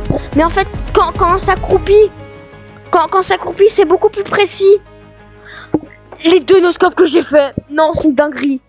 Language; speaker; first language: French; native; French